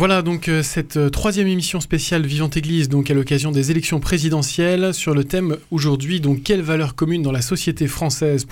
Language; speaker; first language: French; native; French